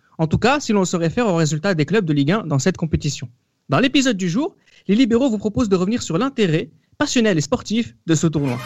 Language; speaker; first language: French; native; French